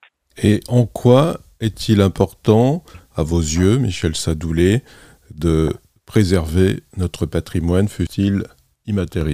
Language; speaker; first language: French; native; French